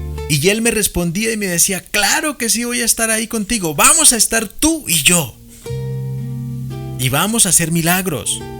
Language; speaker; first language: Spanish; native; Spanish